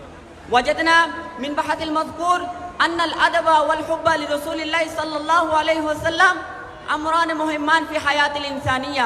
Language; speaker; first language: Arabic; non-native, learner; Bangla